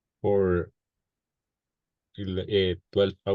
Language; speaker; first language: English; non-native, learner; Spanish